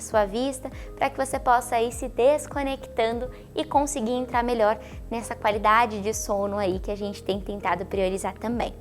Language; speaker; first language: Portuguese; native; Portuguese